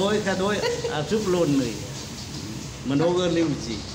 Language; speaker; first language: Russian; non-native, learner; Vietnamese